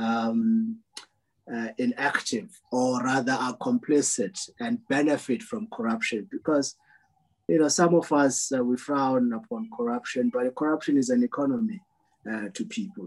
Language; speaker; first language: English; non-native, local second language; Xhosa